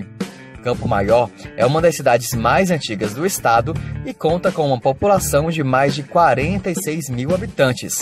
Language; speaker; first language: Portuguese; native; Portuguese